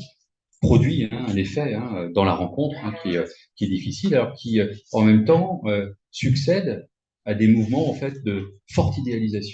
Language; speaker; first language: French; native; French